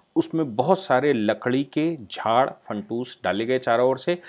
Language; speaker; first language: Hindi; native; Hindi